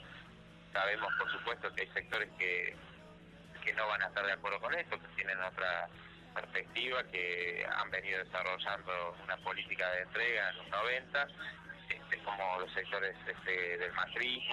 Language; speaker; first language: Spanish; native; Spanish